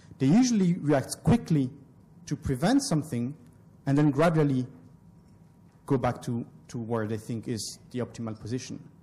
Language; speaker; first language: English; non-native, fluent; French